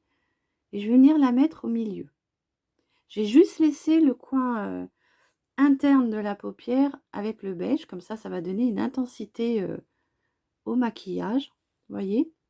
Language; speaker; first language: French; native; French